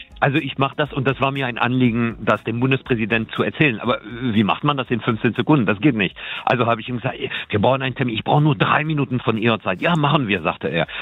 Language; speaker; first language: German; non-native, fluent; French